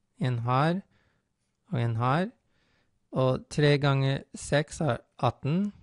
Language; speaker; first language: Norwegian; non-native, fluent; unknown